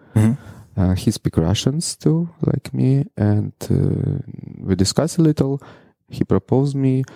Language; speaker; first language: English; non-native, learner; Ukrainian